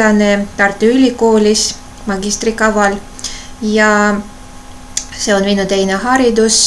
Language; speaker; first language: Estonian; non-native, local second language; Russian